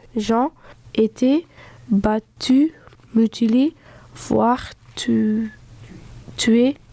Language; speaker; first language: French; early bilingual, other home language; Dutch